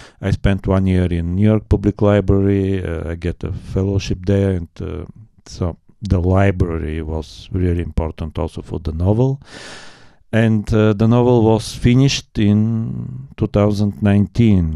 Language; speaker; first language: English; non-native, fluent; Bulgarian